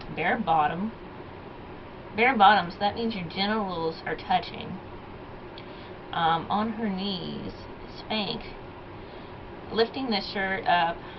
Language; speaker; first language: English; native; English